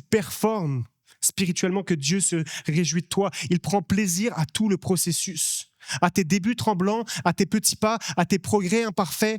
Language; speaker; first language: French; native; French